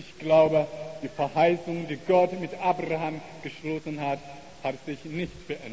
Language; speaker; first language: German; non-native, learner; Chinese